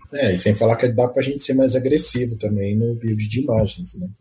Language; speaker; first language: Portuguese; native; Portuguese